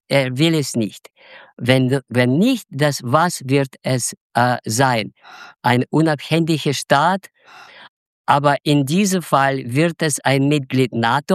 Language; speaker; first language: German; non-native, learner; Russian